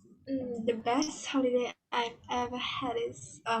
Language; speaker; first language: English; non-native, learner; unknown